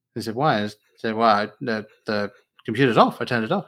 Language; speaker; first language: English; native; English